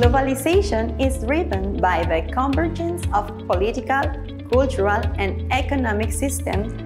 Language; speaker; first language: English; non-native, fluent; Spanish